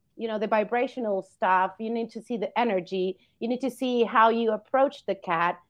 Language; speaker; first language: English; non-native, fluent; Spanish